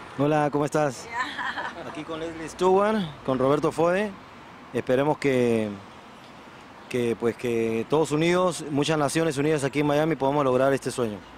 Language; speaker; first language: Spanish; native; Spanish